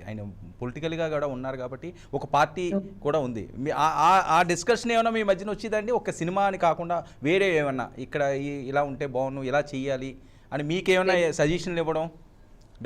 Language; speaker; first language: Telugu; native; Telugu